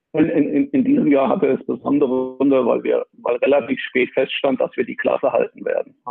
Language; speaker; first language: German; native; German